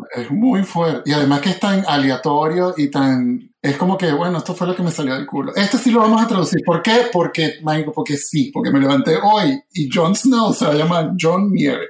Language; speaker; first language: Spanish; native; Spanish